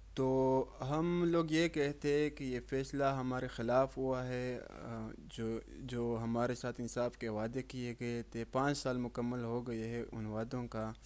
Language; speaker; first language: Urdu; non-native, local second language; Pashto